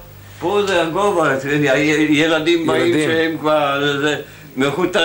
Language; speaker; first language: Hebrew; non-native, fluent; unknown